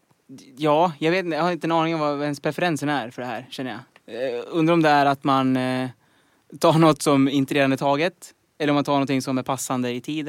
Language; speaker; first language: Swedish; native; Swedish